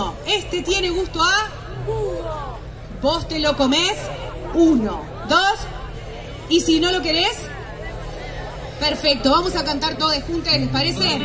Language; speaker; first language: Spanish; native; Spanish